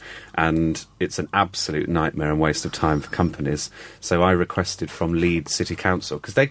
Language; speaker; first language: English; native; English